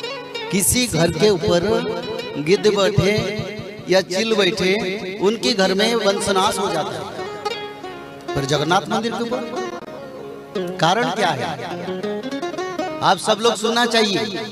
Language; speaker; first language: Hindi; non-native, local second language; Odia